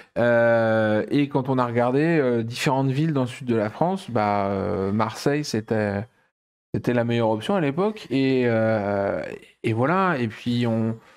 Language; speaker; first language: French; native; French